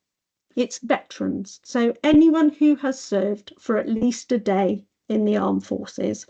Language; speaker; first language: English; native; English